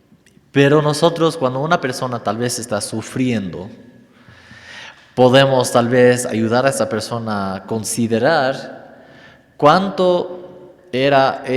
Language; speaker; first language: Spanish; non-native, fluent; English